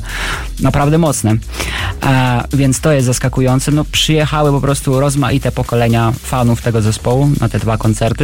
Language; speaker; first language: Polish; native; Polish